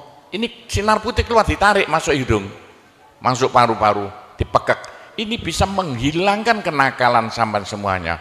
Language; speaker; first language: Indonesian; non-native, local second language; Javanese